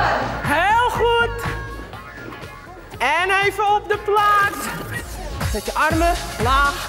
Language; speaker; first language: Dutch; native; Dutch